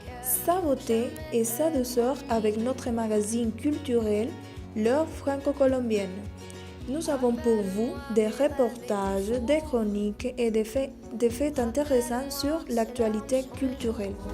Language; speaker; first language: French; non-native, learner; Spanish